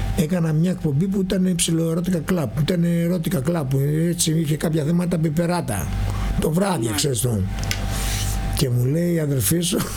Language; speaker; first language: Greek; native; Greek